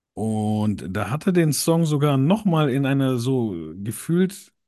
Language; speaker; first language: German; native; German